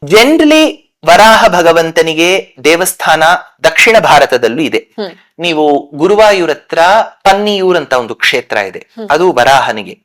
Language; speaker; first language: Kannada; non-native, local second language; Tamil